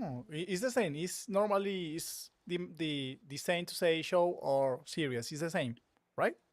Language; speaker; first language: English; non-native, learner; Spanish